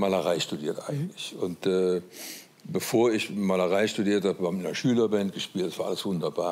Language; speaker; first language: German; native; German